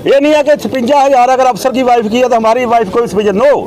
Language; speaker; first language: Hindi; non-native, local second language; Punjabi